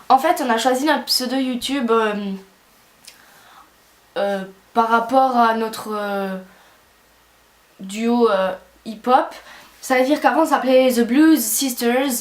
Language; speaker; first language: French; native; French